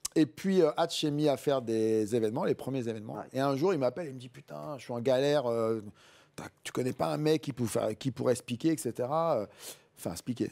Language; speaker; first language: French; native; French